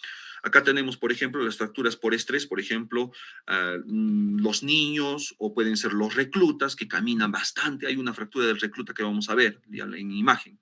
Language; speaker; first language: Spanish; native; Spanish